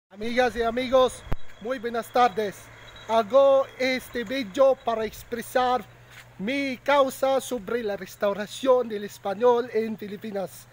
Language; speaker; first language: Spanish; non-native, local second language; Filipino